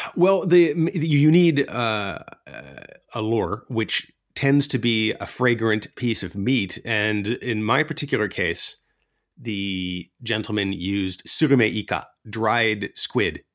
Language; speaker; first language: English; native; English